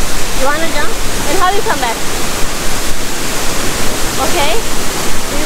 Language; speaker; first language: English; non-native, fluent; Romanian